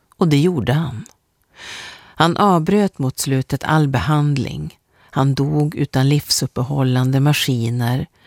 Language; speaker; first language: Swedish; native; Swedish